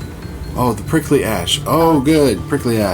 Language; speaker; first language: English; native; English